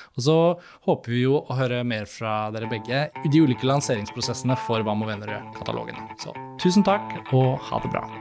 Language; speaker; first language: Norwegian; native; Norwegian